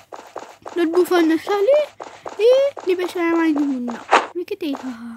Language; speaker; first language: French; non-native, local second language; Morisyen